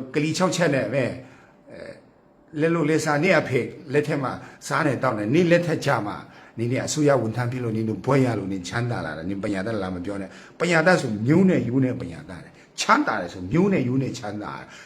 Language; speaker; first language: Burmese; non-native, local second language; Kachin